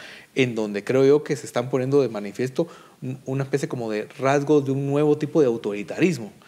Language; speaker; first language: Spanish; native; Spanish